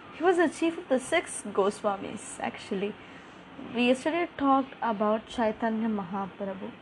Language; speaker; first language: English; non-native, local second language; Tamil